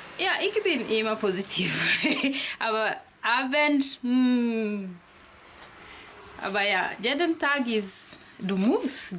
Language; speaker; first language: German; non-native, learner; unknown